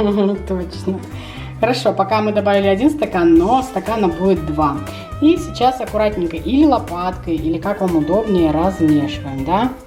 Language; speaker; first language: Russian; native; Russian